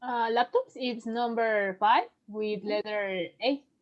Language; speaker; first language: English; non-native, learner; Spanish